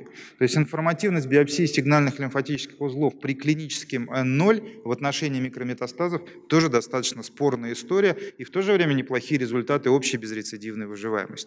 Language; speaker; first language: Russian; native; Russian